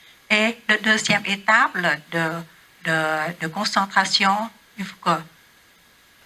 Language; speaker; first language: French; non-native, learner; Vietnamese